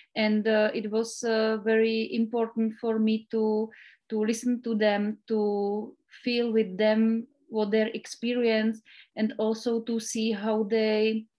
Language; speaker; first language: English; non-native, fluent; Czech